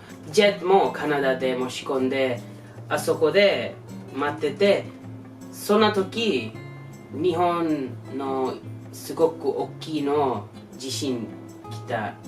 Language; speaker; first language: Japanese; non-native, learner; English